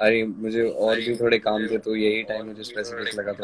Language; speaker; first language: Hindi; non-native, local second language; Marathi